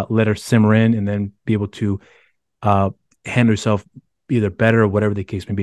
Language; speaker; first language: English; early bilingual, other home language; Spanish